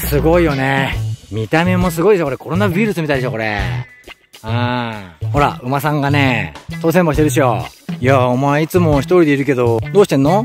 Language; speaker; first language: Japanese; native; Japanese